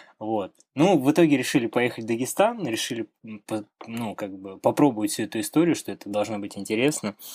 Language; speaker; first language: Russian; native; Russian